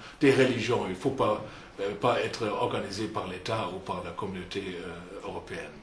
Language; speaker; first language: French; non-native, fluent; German